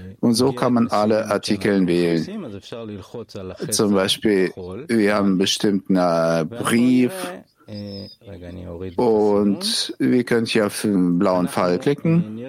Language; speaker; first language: German; non-native, fluent; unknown